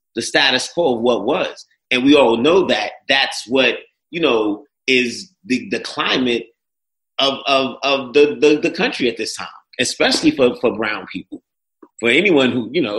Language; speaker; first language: English; native; English